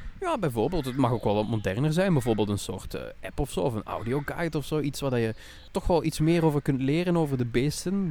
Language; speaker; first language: Dutch; native; Dutch